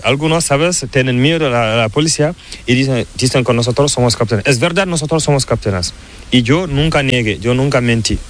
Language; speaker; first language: Spanish; non-native, learner; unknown